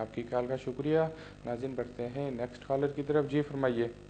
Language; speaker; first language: Urdu; native; Urdu